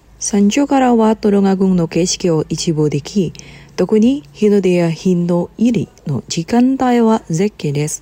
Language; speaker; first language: Japanese; non-native, fluent; Indonesian